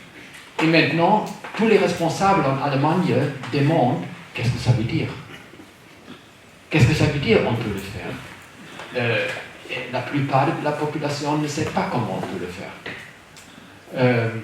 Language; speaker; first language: French; non-native, fluent; German